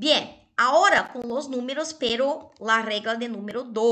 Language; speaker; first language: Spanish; non-native, fluent; Portuguese